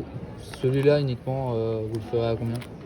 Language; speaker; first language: French; native; French